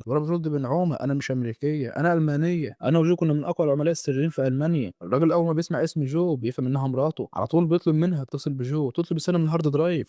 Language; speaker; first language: Arabic; native; Arabic